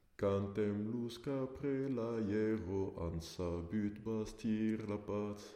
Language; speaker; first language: French; early bilingual, other home language; Portuguese